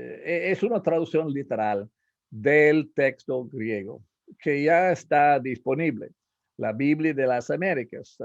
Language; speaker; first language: Spanish; non-native, fluent; English